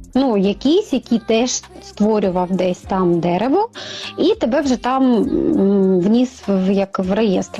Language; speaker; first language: Ukrainian; native; Ukrainian